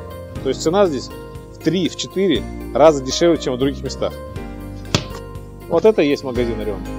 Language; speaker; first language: Russian; native; Russian